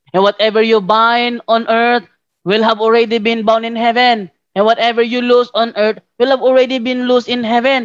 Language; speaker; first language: English; non-native, local second language; Filipino